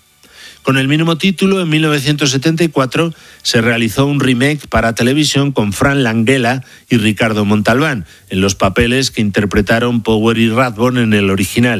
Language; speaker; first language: Spanish; native; Spanish